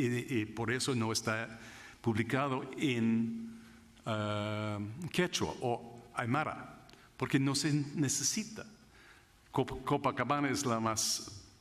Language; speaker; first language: Spanish; non-native, fluent; English